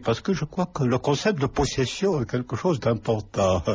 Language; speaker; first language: French; non-native, fluent; Lithuanian